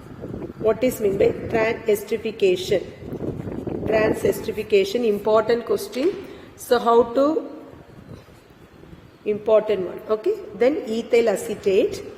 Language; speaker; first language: English; non-native, local second language; Tamil